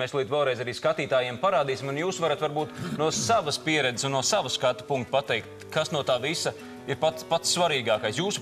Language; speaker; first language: Latvian; native; Latvian